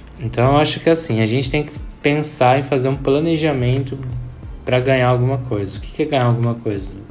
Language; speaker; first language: Portuguese; native; Portuguese